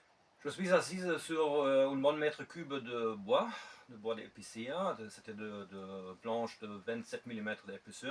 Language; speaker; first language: French; non-native, fluent; German